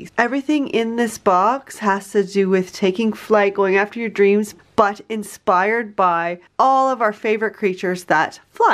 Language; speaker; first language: English; native; English